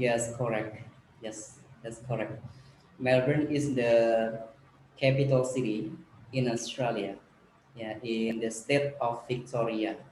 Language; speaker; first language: English; non-native, learner; Indonesian